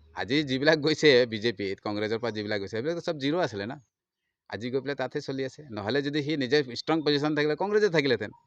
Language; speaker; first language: Assamese; non-native, local second language; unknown